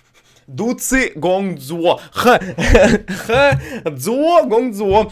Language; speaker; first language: Chinese; non-native, learner; Russian